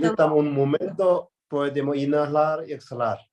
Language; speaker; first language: Spanish; non-native, learner; Tibetan